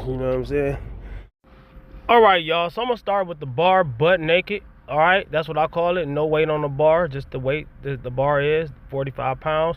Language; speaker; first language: English; native; English